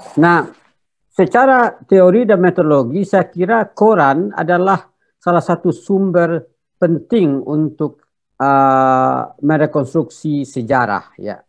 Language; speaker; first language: Indonesian; non-native, local second language; Minangkabau